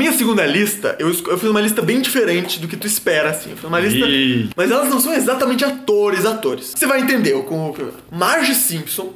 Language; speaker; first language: Portuguese; native; Portuguese